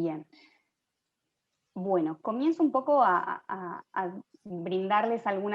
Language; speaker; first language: Spanish; native; Spanish